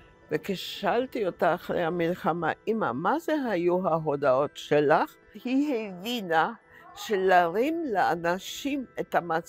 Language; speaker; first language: Hebrew; non-native, fluent; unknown